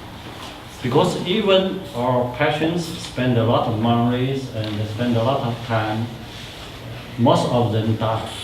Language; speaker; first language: English; non-native, learner; Chinese